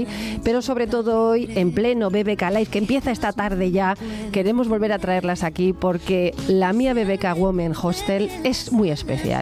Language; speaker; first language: Spanish; native; Spanish